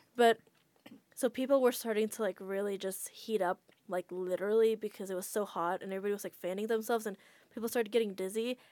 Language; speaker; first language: English; non-native, fluent; Indonesian